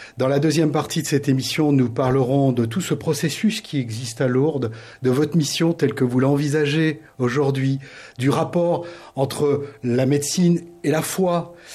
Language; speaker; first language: French; native; French